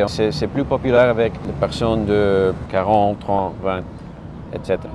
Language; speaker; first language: French; non-native, learner; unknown